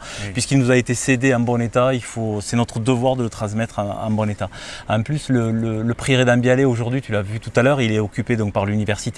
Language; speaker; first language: French; native; French